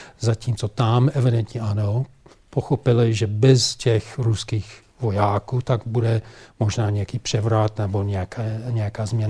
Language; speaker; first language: Czech; non-native, fluent; English